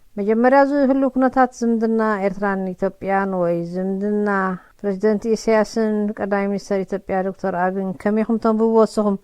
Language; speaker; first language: Tigrinya; native; Tigrinya